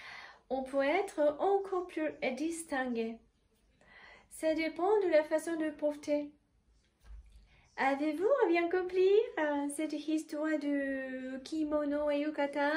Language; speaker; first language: French; non-native, fluent; Japanese